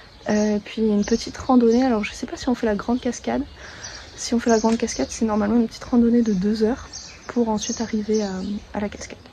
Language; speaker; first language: French; native; French